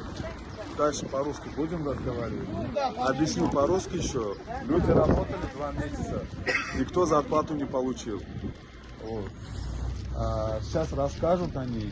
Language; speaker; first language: Russian; non-native, fluent; Uzbek